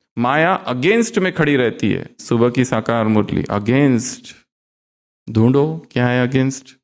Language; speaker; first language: Hindi; native; Hindi